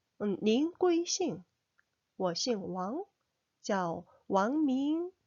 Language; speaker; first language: Chinese; non-native, fluent; Korean